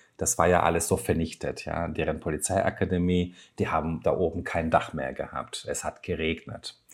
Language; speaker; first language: German; non-native, fluent; Turkish